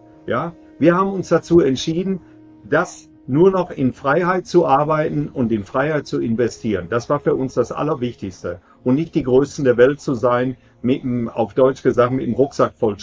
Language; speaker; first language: German; native; German